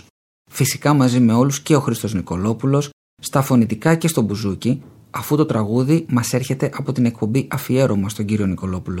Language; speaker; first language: Greek; native; Greek